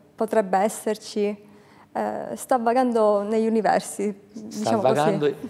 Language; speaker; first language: Italian; native; Italian